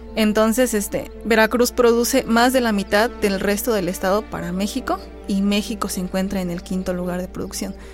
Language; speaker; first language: Spanish; native; Spanish